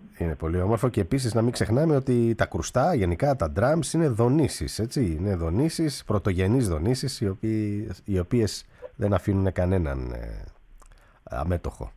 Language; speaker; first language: Greek; early bilingual, heritage; Greek